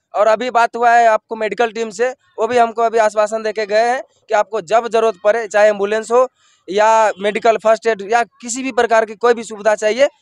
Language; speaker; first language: Hindi; native; Hindi